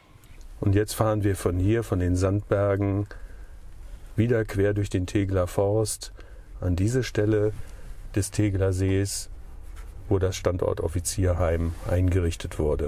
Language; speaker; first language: German; native; German